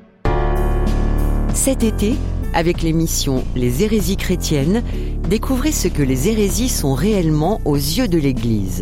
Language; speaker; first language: French; native; French